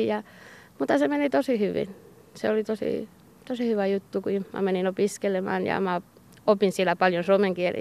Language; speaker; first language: Finnish; non-native, learner; Basque